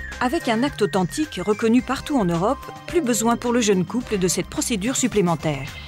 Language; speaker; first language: French; native; French